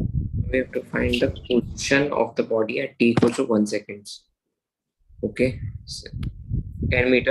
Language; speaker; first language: English; non-native, local second language; Hindi